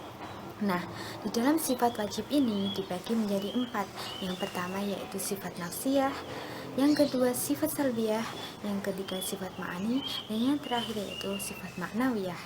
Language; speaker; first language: Indonesian; native; Indonesian